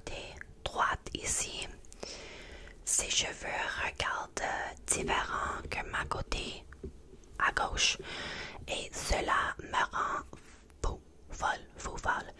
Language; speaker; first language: French; non-native, learner; English